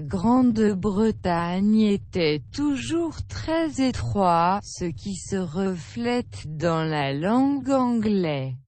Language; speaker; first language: French; non-native, learner; Russian